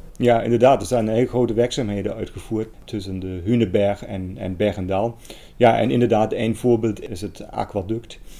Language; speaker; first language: Dutch; non-native, fluent; German